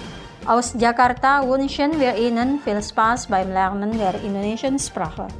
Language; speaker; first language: German; non-native, fluent; Indonesian